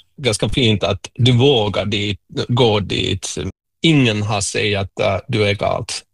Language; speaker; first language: Swedish; non-native, local second language; Finnish